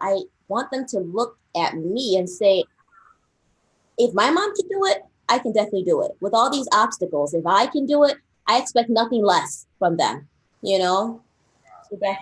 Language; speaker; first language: English; early bilingual, other home language; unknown